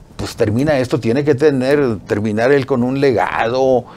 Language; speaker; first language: Spanish; native; Spanish